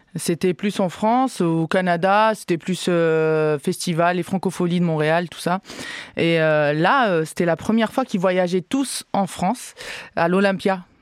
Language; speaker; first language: French; non-native, local second language; Arabic